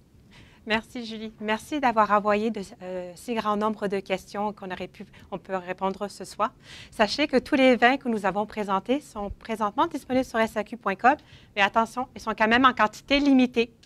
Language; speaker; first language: French; native; French